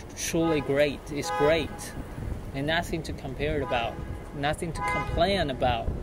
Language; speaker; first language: English; non-native, fluent; Chinese